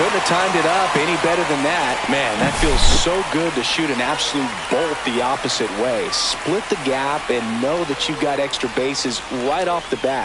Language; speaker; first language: English; native; English